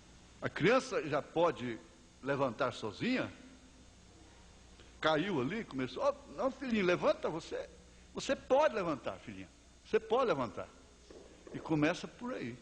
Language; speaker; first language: Portuguese; native; Portuguese